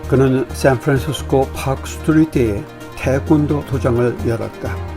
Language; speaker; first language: Korean; native; Korean